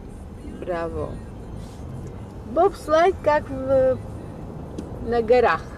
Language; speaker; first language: Russian; non-native, learner; French